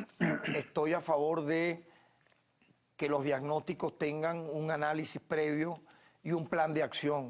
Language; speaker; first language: Spanish; native; Spanish